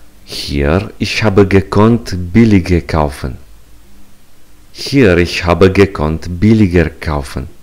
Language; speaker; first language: German; non-native, learner; Romanian